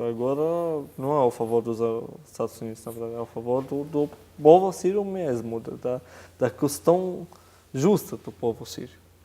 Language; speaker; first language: Portuguese; non-native, fluent; Arabic